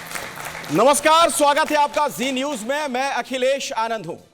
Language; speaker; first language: Hindi; native; Hindi